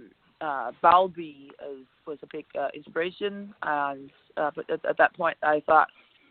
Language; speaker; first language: English; non-native, fluent; Danish